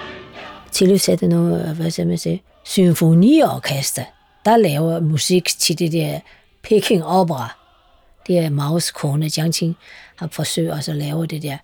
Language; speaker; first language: Danish; non-native, fluent; Chinese